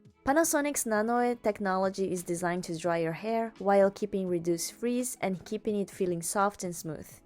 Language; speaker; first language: English; native; English